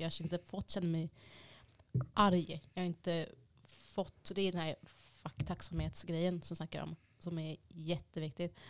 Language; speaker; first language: Swedish; early bilingual, other home language; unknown